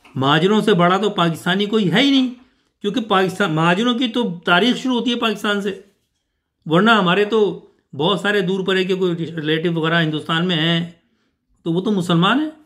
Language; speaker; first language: Urdu; native; Urdu